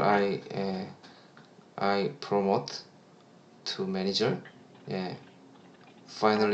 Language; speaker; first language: English; non-native, learner; Korean